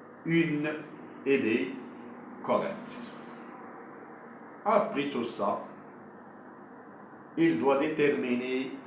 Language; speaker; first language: French; non-native, local second language; Arabic